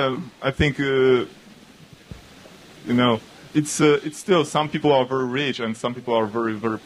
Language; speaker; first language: English; non-native, learner; Polish